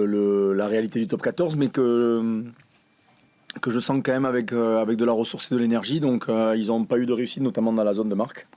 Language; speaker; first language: French; native; French